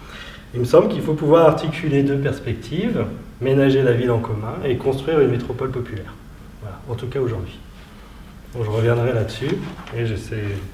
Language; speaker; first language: French; native; French